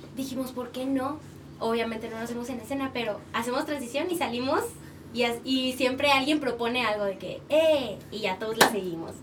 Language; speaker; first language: Spanish; native; Spanish